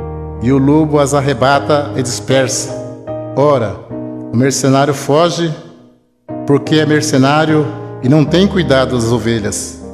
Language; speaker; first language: Portuguese; native; Portuguese